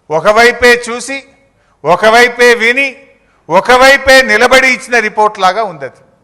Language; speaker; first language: Telugu; native; Telugu